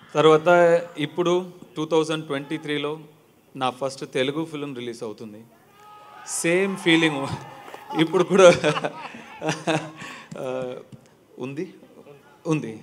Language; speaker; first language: Telugu; non-native, learner; Tamil